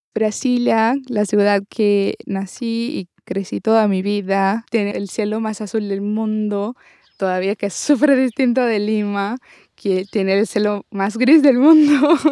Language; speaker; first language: Spanish; non-native, learner; Portuguese